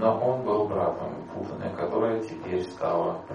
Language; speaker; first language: Russian; native; Russian